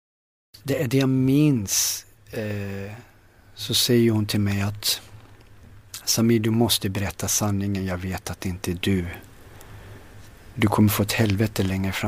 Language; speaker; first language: Swedish; early bilingual, other home language; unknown